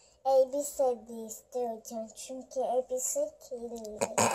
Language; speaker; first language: Turkish; early bilingual, heritage; Turkish